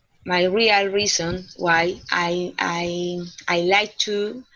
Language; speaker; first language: English; non-native, learner; Spanish